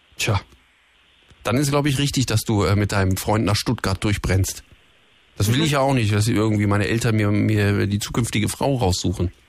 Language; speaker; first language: German; native; German